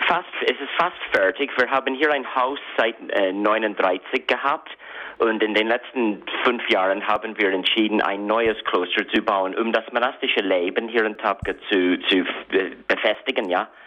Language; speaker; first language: German; non-native, fluent; English